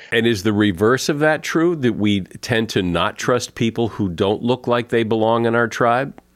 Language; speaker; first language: English; native; English